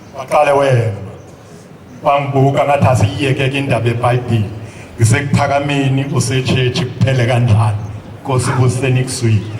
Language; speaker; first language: Zulu; non-native, local second language; Xhosa